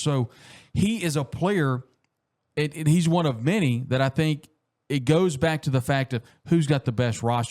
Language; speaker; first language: English; native; English